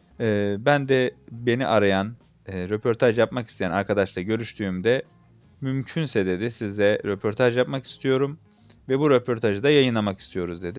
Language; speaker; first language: Turkish; native; Turkish